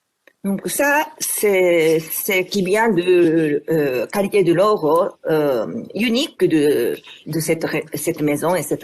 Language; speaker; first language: French; non-native, fluent; Japanese